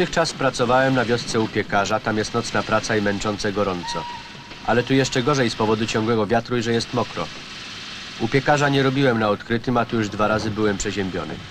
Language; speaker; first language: Polish; native; Polish